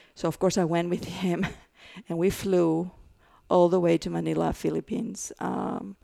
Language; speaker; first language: English; non-native, fluent; Greek